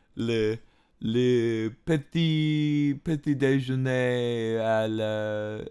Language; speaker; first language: French; non-native, learner; English